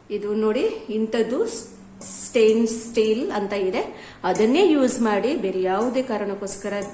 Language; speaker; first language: Kannada; non-native, local second language; Tulu